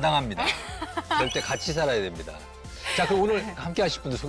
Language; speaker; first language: Korean; native; Korean